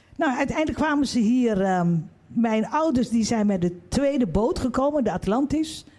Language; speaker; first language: Dutch; early bilingual, other home language; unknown